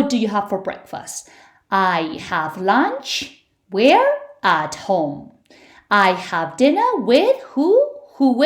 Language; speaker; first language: English; non-native, fluent; Spanish